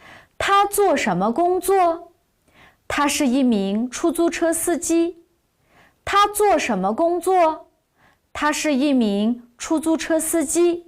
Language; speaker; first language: Chinese; non-native, local second language; Uyghur